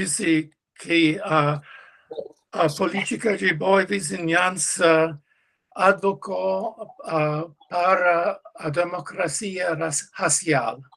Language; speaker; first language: Portuguese; non-native, learner; English